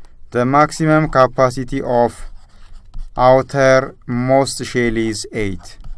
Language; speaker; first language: English; non-native, local second language; Amharic